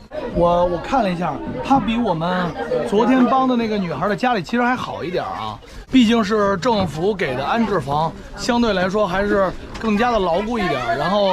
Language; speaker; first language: Chinese; native; Chinese